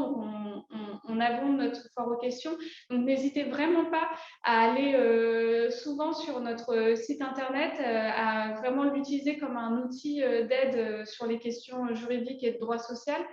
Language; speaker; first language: French; native; French